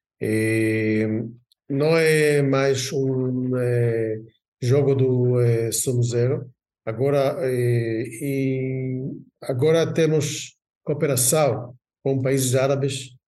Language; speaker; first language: Portuguese; non-native, fluent; Hebrew